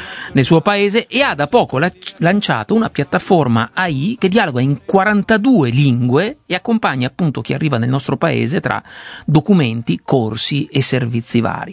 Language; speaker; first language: Italian; native; Italian